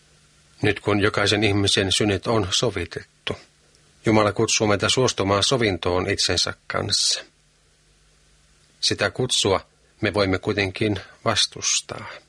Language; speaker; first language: Finnish; native; Finnish